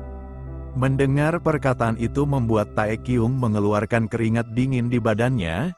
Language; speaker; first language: Indonesian; native; Indonesian